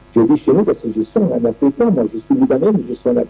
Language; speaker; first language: French; non-native, learner; Arabic